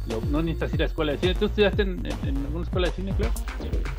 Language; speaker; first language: Spanish; native; Spanish